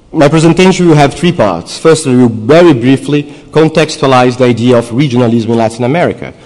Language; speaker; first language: English; non-native, fluent; Portuguese